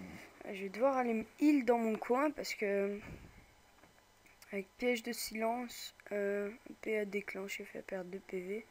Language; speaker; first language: French; native; French